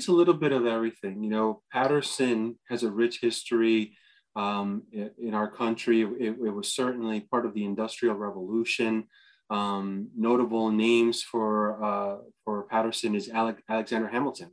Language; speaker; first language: English; native; English